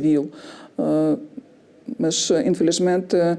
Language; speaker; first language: Portuguese; non-native, fluent; Ukrainian